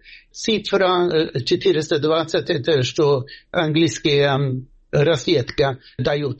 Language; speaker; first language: Russian; non-native, fluent; Swedish